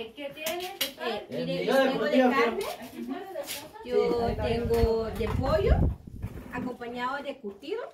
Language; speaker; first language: Spanish; non-native, local second language; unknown